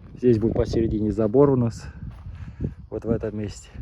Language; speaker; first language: Russian; non-native, local second language; Kazakh